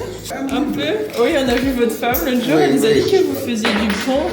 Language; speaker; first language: French; native; French